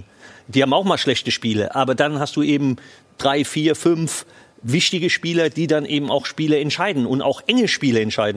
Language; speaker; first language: German; native; German